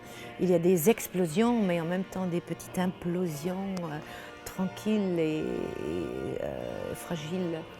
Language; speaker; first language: French; non-native, fluent; German